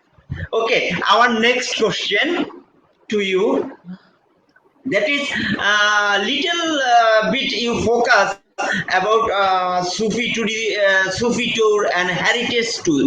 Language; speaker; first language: English; non-native, local second language; Bangla